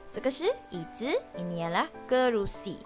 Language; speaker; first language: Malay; non-native, local second language; Chinese